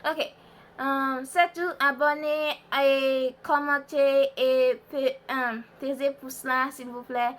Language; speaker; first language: French; non-native, learner; Haitian Creole